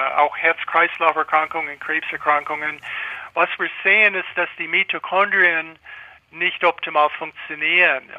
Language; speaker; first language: German; non-native, fluent; English